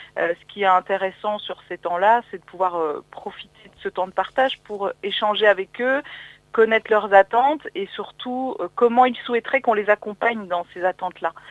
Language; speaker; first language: French; native; French